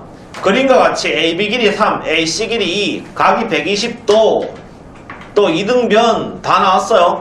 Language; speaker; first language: Korean; native; Korean